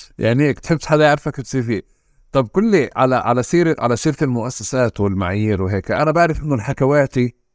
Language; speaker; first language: Arabic; native; Arabic